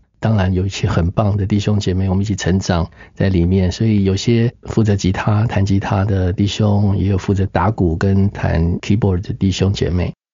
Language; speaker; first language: Chinese; native; Chinese